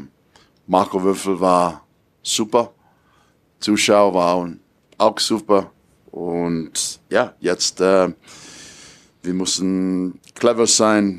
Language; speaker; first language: German; non-native, learner; English